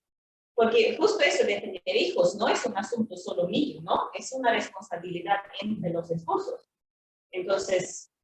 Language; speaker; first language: Spanish; non-native, fluent; Swedish